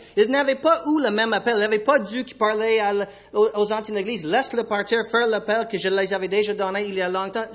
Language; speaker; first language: French; non-native, fluent; English